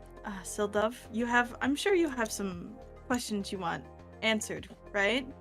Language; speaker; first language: English; native; English